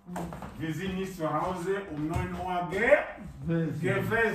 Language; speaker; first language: German; non-native, fluent; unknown